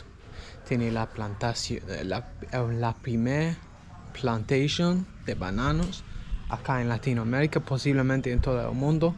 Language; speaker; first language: Spanish; non-native, learner; English